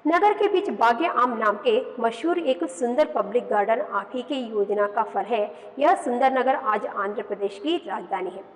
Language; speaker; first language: Hindi; non-native, local second language; Kannada